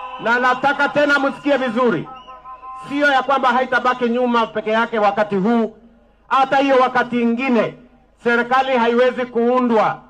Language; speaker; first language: Swahili; non-native, local second language; Kalenjin